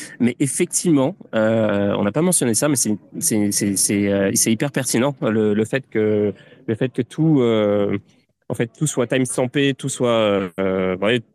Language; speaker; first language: French; native; French